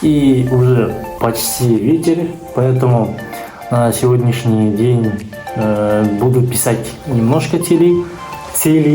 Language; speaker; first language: Russian; non-native, local second language; Kazakh